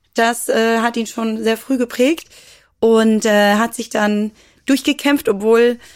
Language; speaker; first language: German; native; German